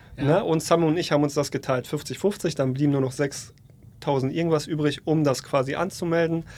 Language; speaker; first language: German; early bilingual, other home language; Polish